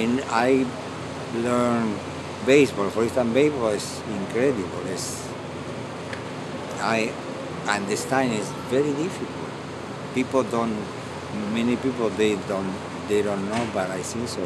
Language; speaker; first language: English; non-native, fluent; Spanish